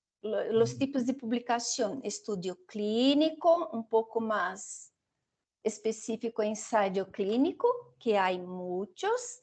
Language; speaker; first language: Spanish; non-native, fluent; Portuguese